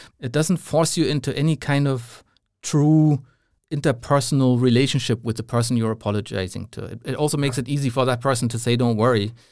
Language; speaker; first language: English; non-native, fluent; German